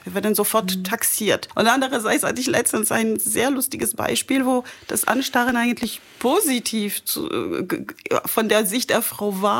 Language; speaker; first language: German; non-native, fluent; French